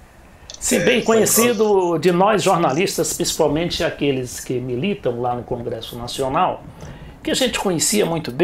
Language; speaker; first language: Portuguese; native; Portuguese